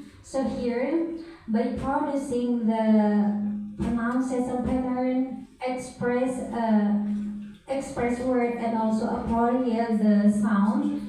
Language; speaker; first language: English; non-native, learner; Indonesian